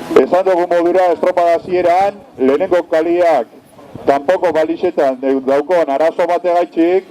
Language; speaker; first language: Basque; native; Basque